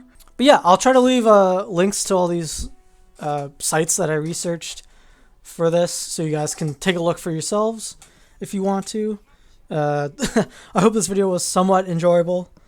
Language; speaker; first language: English; native; English